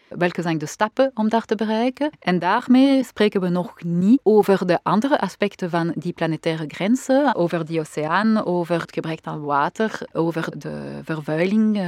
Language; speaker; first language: Dutch; non-native, local second language; French